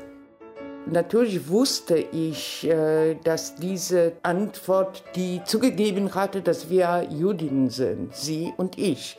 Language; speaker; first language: German; non-native, fluent; Polish